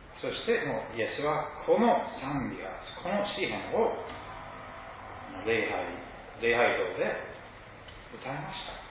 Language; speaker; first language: Japanese; non-native, fluent; English